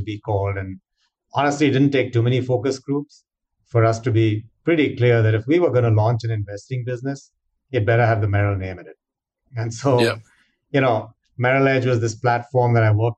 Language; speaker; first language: English; non-native, local second language; Hindi